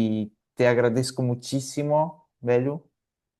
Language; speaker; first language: Spanish; non-native, fluent; Italian